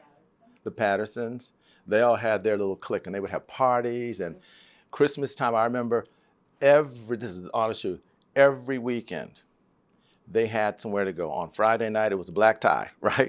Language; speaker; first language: English; native; English